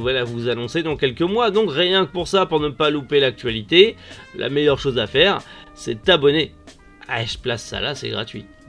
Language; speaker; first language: French; native; French